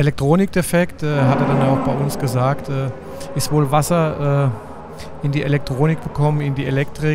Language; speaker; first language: German; native; German